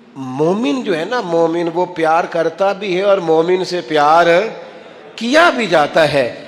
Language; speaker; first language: Urdu; non-native, local second language; Punjabi